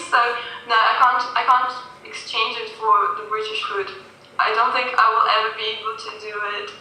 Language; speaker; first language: English; non-native, fluent; Russian